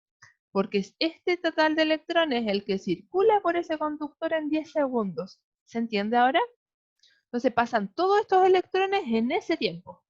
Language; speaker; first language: Spanish; native; Spanish